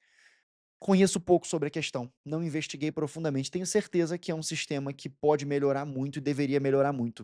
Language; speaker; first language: Portuguese; native; Portuguese